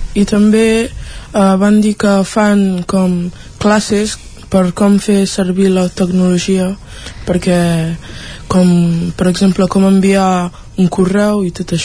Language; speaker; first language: Catalan; early bilingual, other home language; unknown